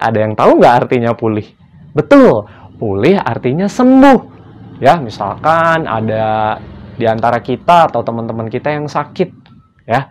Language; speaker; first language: Indonesian; native; Indonesian